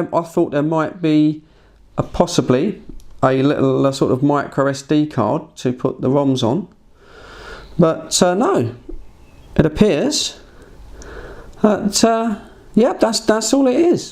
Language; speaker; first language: English; native; English